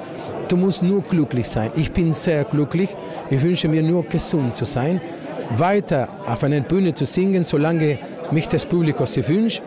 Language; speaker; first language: German; non-native, fluent; Spanish